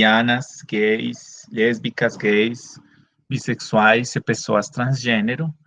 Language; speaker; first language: Portuguese; non-native, fluent; Spanish